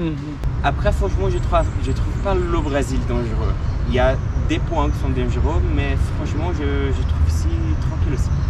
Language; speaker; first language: French; non-native, fluent; Portuguese